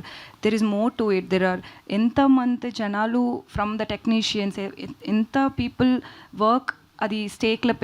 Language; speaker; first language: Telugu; non-native, learner; Tamil